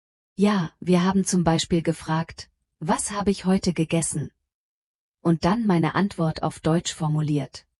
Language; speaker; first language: German; non-native, fluent; Polish